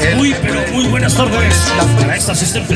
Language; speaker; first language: Spanish; native; Spanish